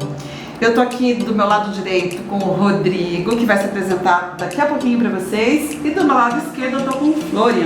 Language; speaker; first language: Portuguese; native; Portuguese